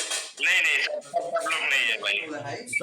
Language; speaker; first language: Hindi; non-native, learner; Bangla